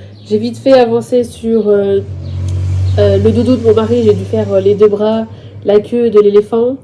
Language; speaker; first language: French; native; French